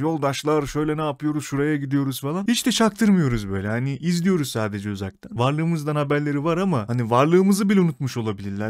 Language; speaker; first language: Turkish; native; Turkish